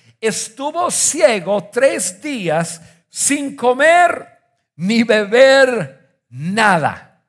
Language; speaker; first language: Spanish; non-native, fluent; English